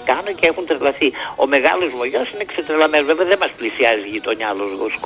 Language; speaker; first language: Greek; native; Greek